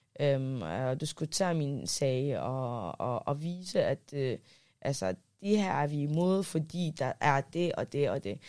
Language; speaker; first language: Danish; early bilingual, other home language; Arabic